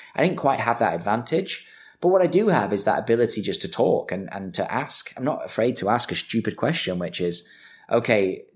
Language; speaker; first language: English; native; English